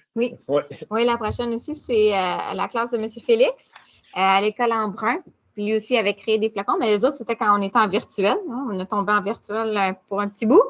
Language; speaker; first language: French; native; French